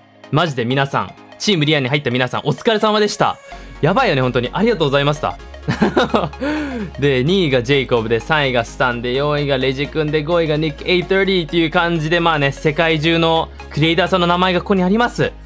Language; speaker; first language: Japanese; early bilingual, heritage; Japanese